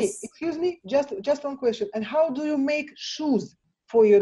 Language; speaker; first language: English; non-native, learner; Russian